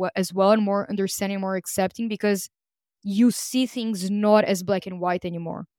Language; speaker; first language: English; non-native, fluent; Portuguese